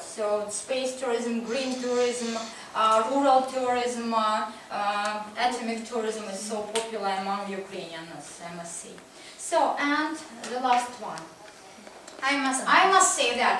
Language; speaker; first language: English; non-native, fluent; Russian